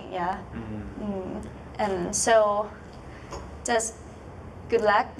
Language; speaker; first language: English; non-native, learner; Thai